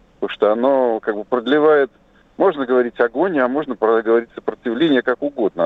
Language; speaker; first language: Russian; native; Russian